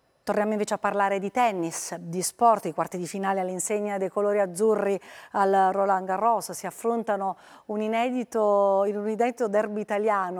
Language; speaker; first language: Italian; native; Italian